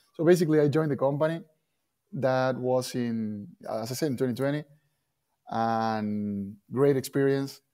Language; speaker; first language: English; non-native, fluent; Spanish